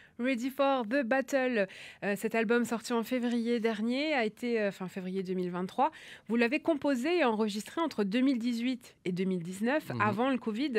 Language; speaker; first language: French; native; French